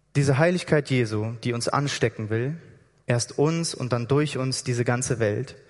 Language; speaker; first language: German; native; German